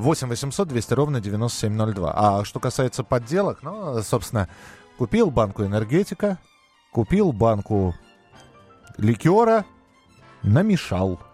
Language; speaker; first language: Russian; native; Russian